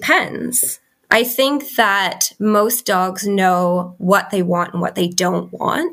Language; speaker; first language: English; native; English